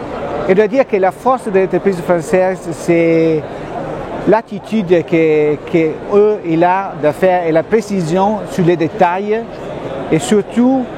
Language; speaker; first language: French; non-native, fluent; Italian